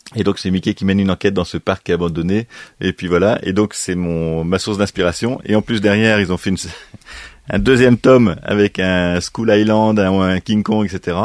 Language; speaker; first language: French; native; French